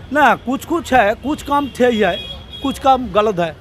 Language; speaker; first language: Hindi; non-native, local second language; Bangla